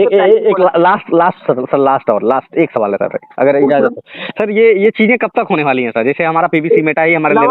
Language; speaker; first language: Hindi; native; Hindi